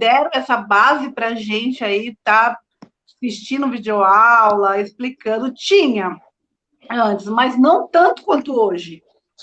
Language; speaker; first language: Portuguese; native; Portuguese